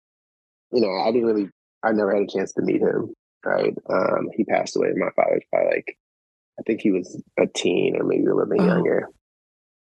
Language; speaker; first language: English; native; English